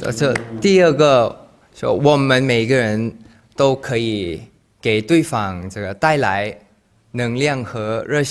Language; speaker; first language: Chinese; non-native, learner; Thai